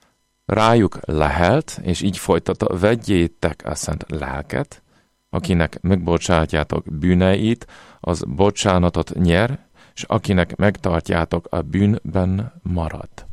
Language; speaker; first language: Hungarian; non-native, fluent; English